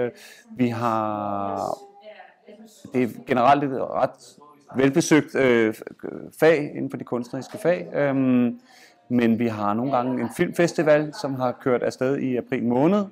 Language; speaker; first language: Danish; native; Danish